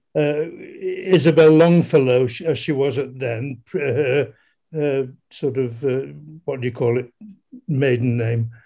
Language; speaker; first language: English; native; English